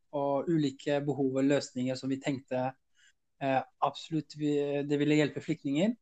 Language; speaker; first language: Norwegian; early bilingual, other home language; Somali